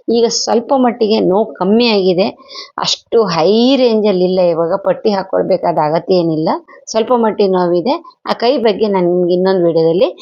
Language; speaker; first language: Kannada; native; Kannada